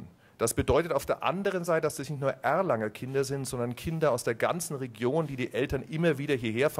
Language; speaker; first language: German; native; German